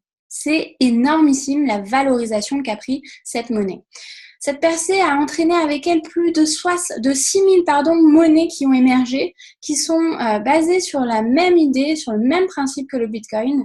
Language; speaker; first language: French; native; French